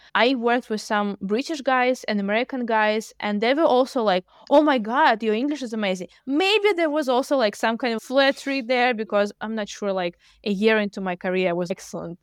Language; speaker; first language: English; non-native, fluent; Russian